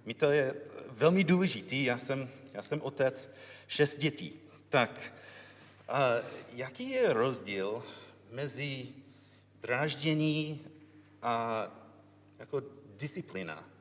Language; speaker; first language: Czech; non-native, learner; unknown